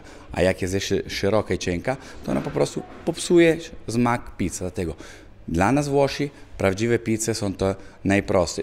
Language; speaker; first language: Polish; non-native, learner; Italian